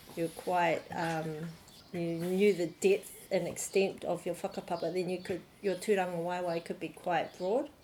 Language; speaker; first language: English; native; English